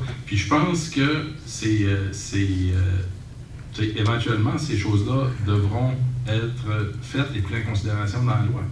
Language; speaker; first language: French; native; French